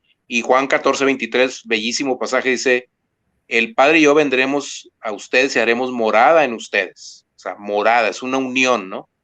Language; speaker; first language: Spanish; native; Spanish